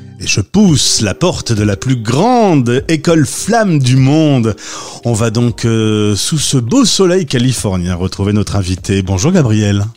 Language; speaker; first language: French; native; French